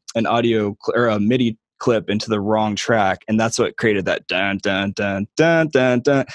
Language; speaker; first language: English; native; English